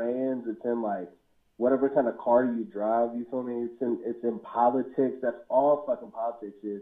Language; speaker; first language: English; native; English